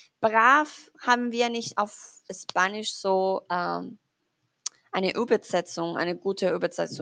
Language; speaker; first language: German; non-native, learner; Spanish